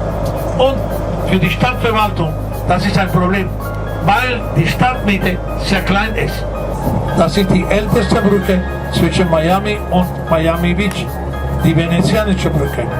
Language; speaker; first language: German; non-native, fluent; Spanish